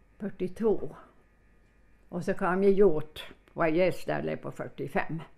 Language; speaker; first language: Swedish; native; Swedish